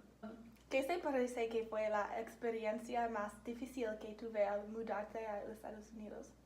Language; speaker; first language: Spanish; non-native, learner; English